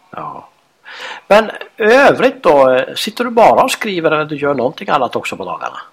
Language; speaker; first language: Swedish; native; Swedish